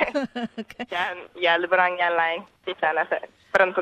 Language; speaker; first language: Indonesian; non-native, learner; English